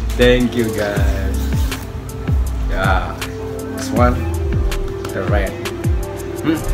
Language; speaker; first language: English; non-native, local second language; Malay